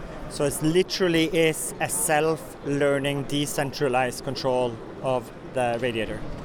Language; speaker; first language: English; non-native, fluent; Norwegian